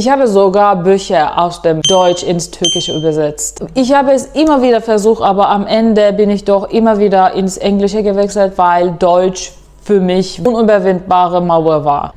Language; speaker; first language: German; non-native, fluent; Turkish